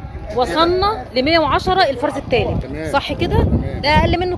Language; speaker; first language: Arabic; native; Arabic